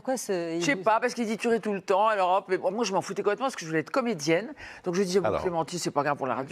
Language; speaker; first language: French; native; French